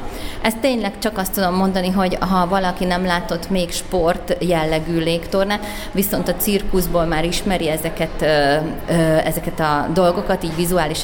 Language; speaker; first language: Hungarian; native; Hungarian